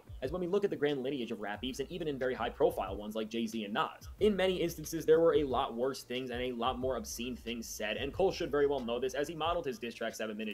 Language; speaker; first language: English; native; English